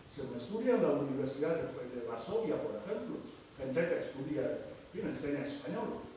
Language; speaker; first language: Spanish; non-native, local second language; Fang